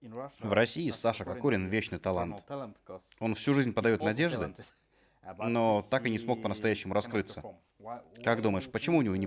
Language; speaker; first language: Russian; native; Russian